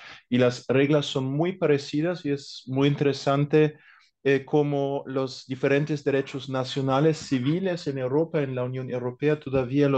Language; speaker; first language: Spanish; non-native, fluent; German